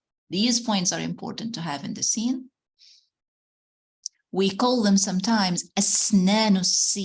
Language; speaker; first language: English; non-native, fluent; Arabic